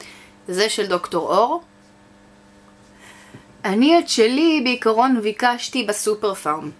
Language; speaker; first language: Hebrew; native; Hebrew